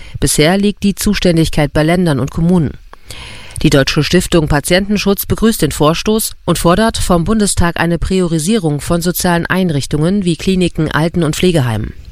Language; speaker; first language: German; native; German